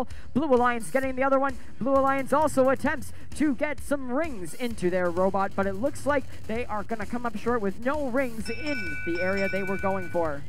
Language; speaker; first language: English; native; English